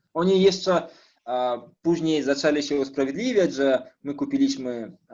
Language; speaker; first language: Polish; non-native, fluent; Russian